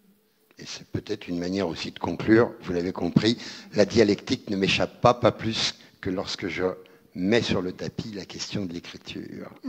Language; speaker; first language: French; native; French